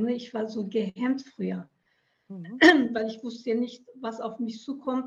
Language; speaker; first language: German; early bilingual, other home language; Turkish